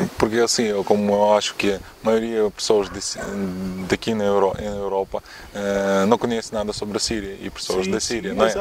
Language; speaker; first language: Portuguese; non-native, learner; Russian